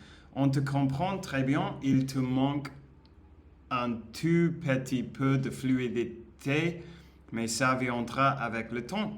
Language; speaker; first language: French; non-native, learner; English